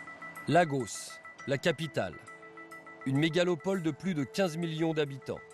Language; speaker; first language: French; native; French